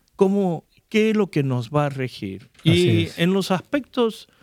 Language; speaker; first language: Spanish; non-native, fluent; Korean